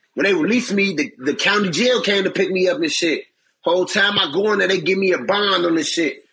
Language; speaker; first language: English; native; English